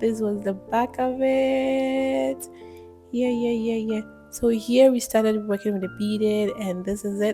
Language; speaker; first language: English; non-native, local second language; Akan